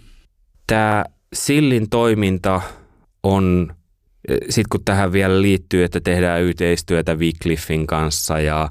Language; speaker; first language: Finnish; native; Finnish